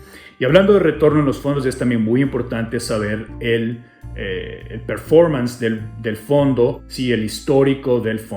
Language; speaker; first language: Spanish; native; Spanish